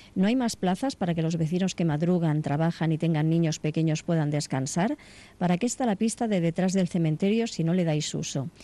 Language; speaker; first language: Spanish; non-native, local second language; Catalan